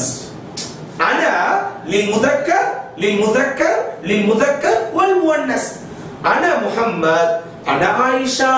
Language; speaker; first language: Arabic; non-native, fluent; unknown